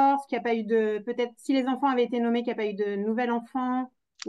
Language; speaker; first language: French; native; French